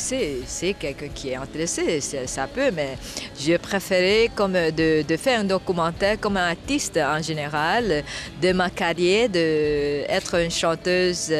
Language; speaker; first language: French; non-native, fluent; Chinese